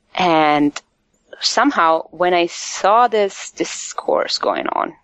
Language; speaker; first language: English; non-native, fluent; Italian